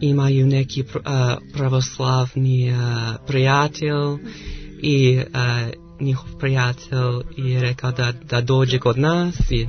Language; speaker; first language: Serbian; non-native, learner; English